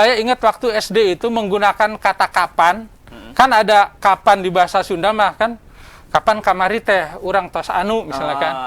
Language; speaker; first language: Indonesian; non-native, local second language; Sundanese